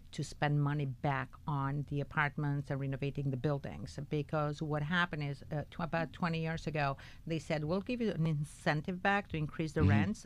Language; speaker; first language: English; non-native, fluent; Albanian